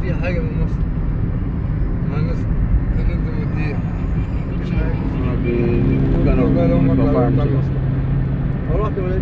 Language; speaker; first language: Arabic; native; Arabic